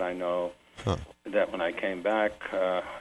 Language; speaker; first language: English; native; English